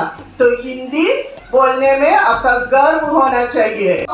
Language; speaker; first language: Hindi; non-native, local second language; Malayalam